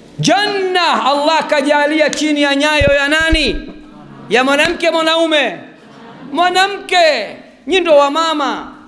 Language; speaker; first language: Swahili; native; Swahili